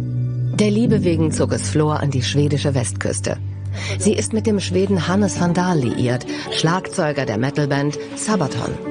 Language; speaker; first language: German; native; German